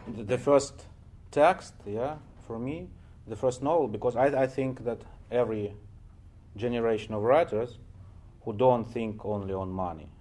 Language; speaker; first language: English; non-native, fluent; Russian